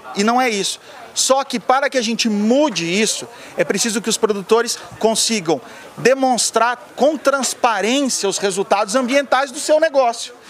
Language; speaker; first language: Portuguese; native; Portuguese